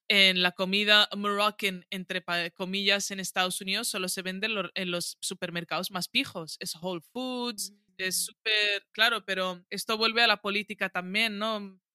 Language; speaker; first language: Spanish; early bilingual, other home language; Arabic